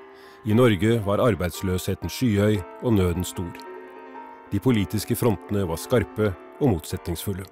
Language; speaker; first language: Norwegian; native; Norwegian